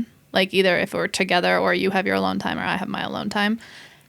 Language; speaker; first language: English; native; English